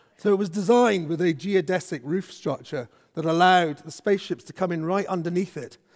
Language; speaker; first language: English; native; English